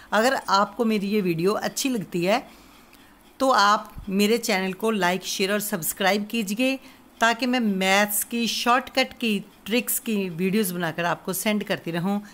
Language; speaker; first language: Hindi; non-native, local second language; Punjabi